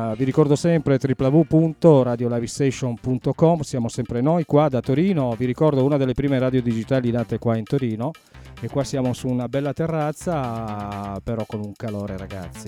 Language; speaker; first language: Italian; native; Italian